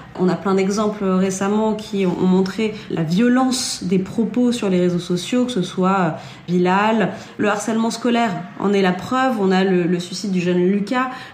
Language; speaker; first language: French; native; French